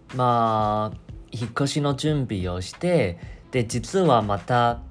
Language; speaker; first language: Japanese; non-native, fluent; Chinese